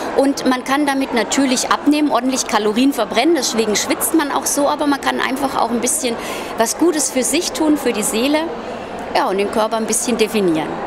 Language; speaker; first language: German; native; German